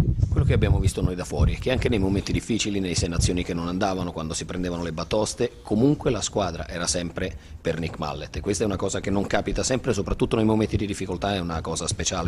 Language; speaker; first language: Italian; native; Italian